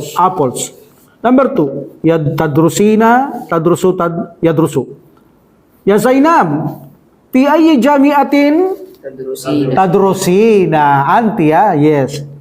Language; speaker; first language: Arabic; non-native, fluent; Filipino